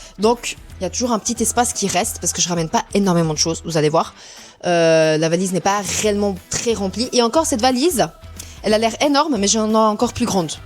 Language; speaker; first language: French; early bilingual, other home language; Portuguese